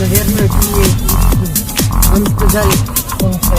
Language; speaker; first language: Russian; non-native, fluent; Serbian